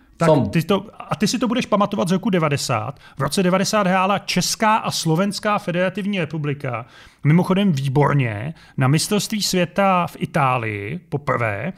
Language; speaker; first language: Czech; native; Czech